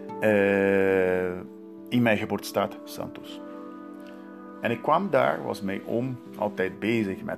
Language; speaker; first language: Dutch; non-native, learner; Portuguese